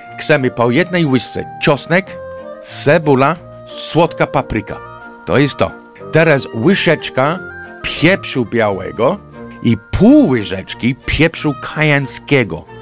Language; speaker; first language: Polish; non-native, fluent; English